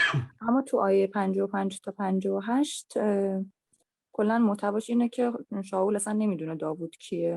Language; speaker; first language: Persian; native; Persian